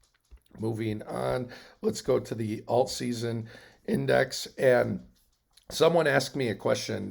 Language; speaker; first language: English; native; English